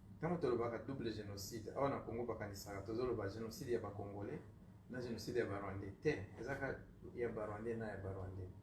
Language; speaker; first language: Lingala; non-native, fluent; Kinyarwanda